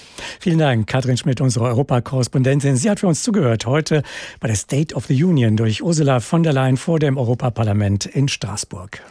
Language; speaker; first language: German; native; German